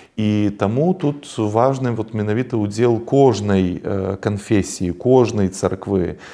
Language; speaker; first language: Belarusian; native; Belarusian